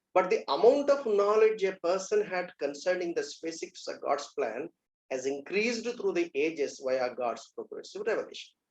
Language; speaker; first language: English; non-native, local second language; Telugu